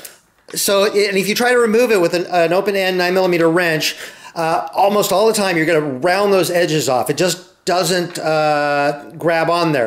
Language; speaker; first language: English; native; English